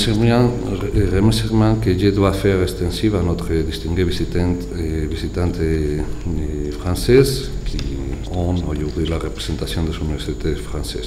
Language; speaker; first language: French; non-native, fluent; Spanish